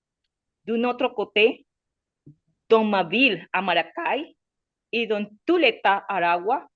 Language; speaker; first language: French; non-native, learner; Spanish